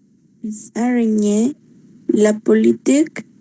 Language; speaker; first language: French; non-native, learner; Spanish